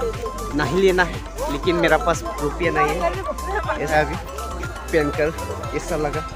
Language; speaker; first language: Hindi; non-native, local second language; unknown